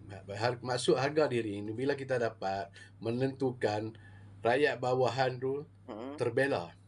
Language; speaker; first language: Malay; native; Malay